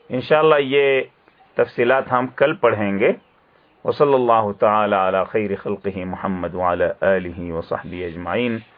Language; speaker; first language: Urdu; native; Urdu